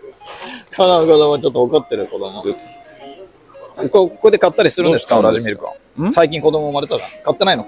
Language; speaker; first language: Japanese; native; Japanese